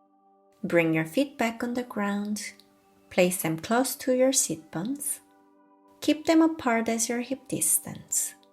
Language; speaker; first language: English; non-native, fluent; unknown